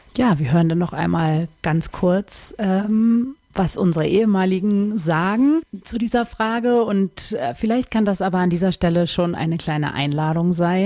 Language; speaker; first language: German; native; German